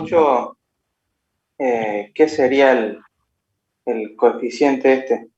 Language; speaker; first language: Spanish; native; Spanish